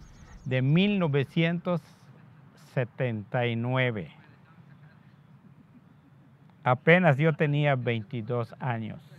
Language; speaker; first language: Spanish; non-native, local second language; Yucateco